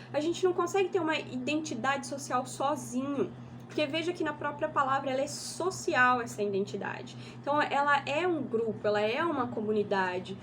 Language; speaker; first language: Portuguese; native; Portuguese